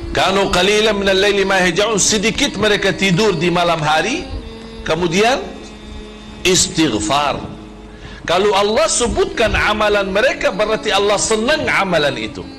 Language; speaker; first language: Malay; non-native, fluent; Arabic